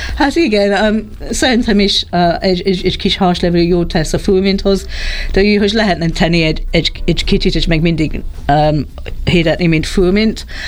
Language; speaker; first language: Hungarian; non-native, fluent; English